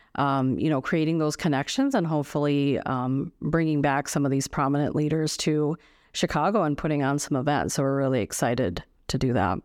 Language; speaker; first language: English; native; English